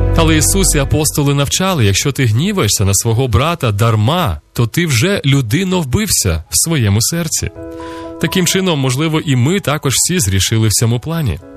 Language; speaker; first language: Ukrainian; native; Ukrainian